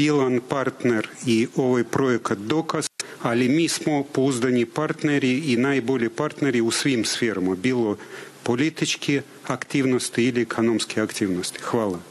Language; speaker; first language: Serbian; non-native, fluent; Russian